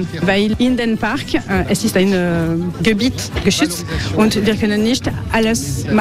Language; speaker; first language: German; non-native, learner; French